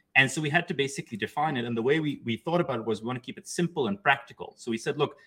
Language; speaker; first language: English; non-native, local second language; Urdu